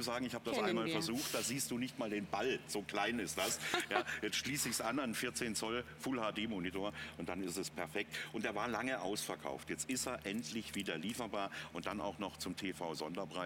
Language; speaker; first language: German; native; German